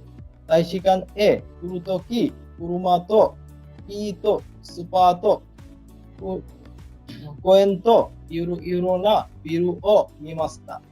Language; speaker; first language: Japanese; non-native, learner; Bangla